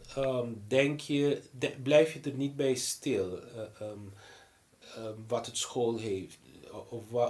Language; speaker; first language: Dutch; non-native, local second language; Papiamento